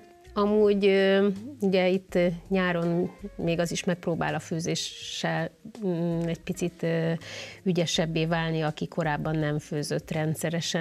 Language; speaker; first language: Hungarian; native; Hungarian